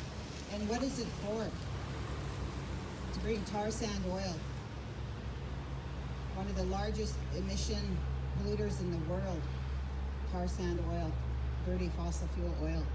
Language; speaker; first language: English; native; English